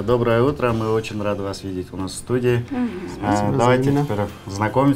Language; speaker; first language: Russian; non-native, local second language; Kyrgyz